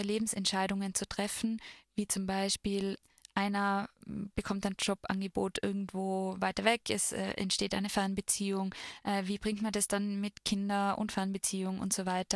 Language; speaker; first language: German; native; German